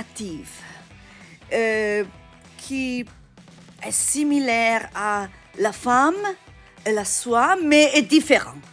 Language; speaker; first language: French; non-native, learner; Italian